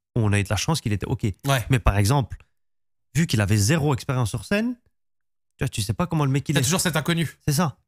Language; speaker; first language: French; native; French